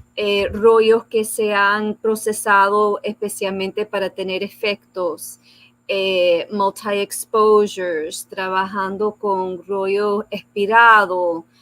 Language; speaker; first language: Spanish; early bilingual, heritage; Spanish